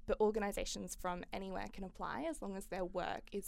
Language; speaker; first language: English; native; English